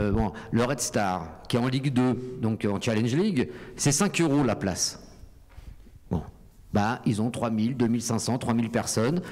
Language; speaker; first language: French; native; French